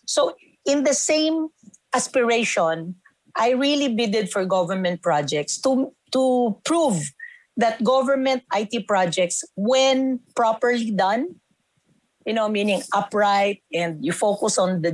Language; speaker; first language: English; non-native, local second language; Filipino